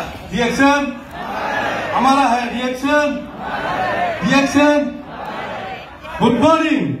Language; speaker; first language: Hindi; non-native, learner; Bangla